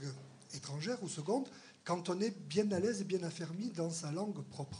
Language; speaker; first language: French; native; French